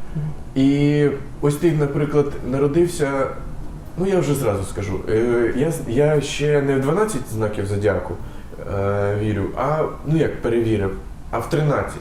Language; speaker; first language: Ukrainian; non-native, local second language; Russian